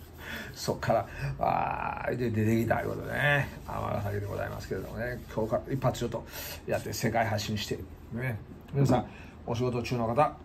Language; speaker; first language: Japanese; native; Japanese